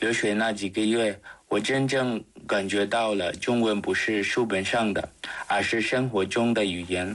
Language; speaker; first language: Chinese; non-native, learner; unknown